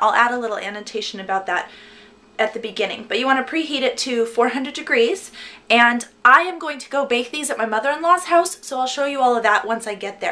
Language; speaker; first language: English; native; English